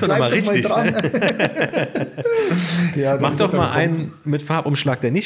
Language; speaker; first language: German; native; German